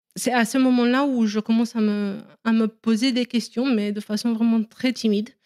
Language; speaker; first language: French; non-native, fluent; Romanian